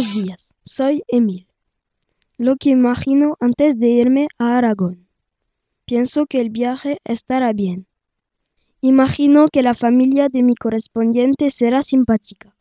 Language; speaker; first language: Spanish; non-native, learner; French